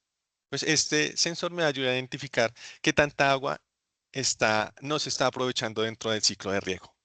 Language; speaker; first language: Spanish; native; Spanish